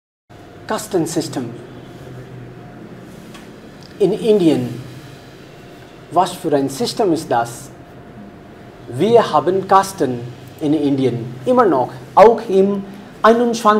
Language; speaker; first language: German; non-native, fluent; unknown